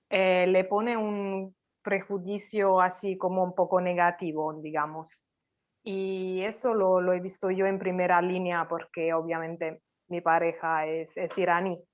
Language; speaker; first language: Spanish; non-native, fluent; Italian